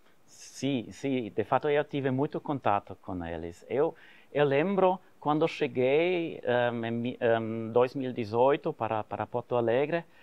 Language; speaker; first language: Portuguese; non-native, fluent; German